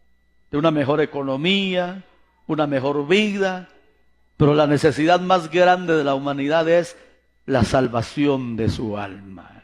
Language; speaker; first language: Spanish; native; Spanish